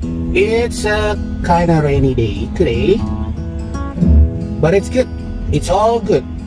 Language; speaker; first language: English; non-native, fluent; Indonesian